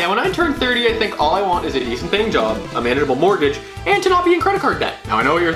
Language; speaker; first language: English; native; English